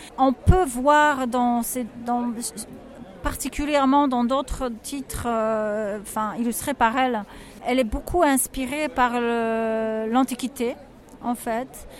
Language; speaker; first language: French; non-native, fluent; Polish